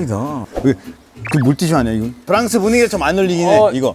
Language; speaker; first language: Korean; non-native, fluent; Spanish